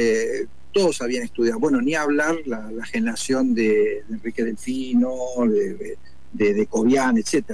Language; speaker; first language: Spanish; native; Spanish